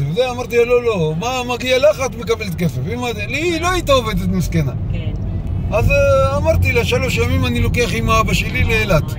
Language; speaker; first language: Hebrew; non-native, fluent; Nepali